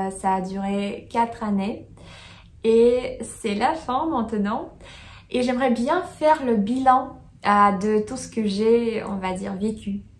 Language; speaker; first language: French; non-native, fluent; Russian